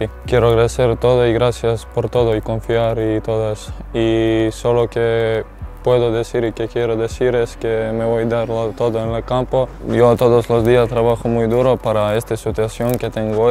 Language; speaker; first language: Spanish; non-native, learner; Serbian